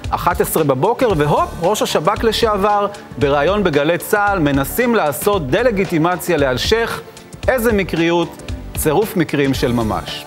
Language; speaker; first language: Hebrew; native; Hebrew